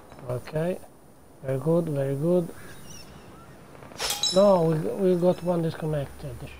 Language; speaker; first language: English; non-native, fluent; Italian